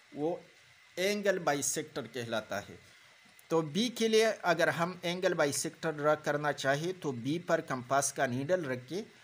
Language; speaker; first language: Urdu; non-native, local second language; Pashto